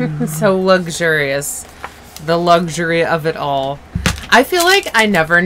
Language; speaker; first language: English; native; English